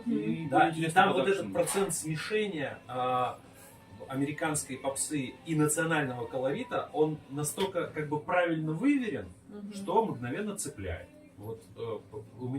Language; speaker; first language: Russian; native; Russian